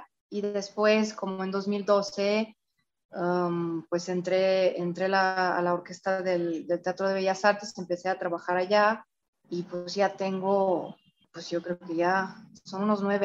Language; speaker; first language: Spanish; non-native, fluent; Romanian